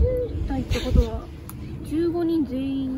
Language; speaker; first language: Japanese; native; Japanese